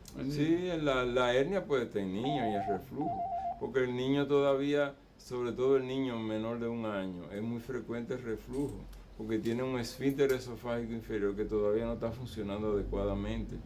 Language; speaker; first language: Spanish; native; Spanish